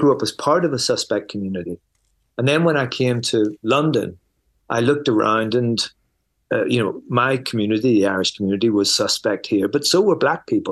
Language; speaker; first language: English; native; English